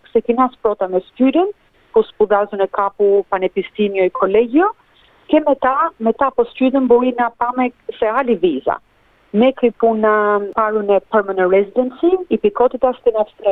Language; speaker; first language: Greek; early bilingual, heritage; Greek